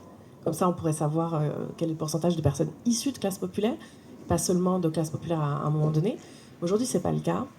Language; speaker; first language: French; native; French